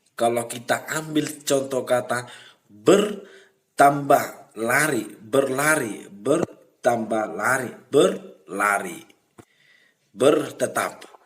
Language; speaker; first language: Indonesian; native; Indonesian